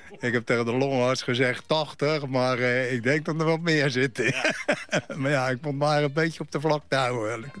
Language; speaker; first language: Dutch; native; Dutch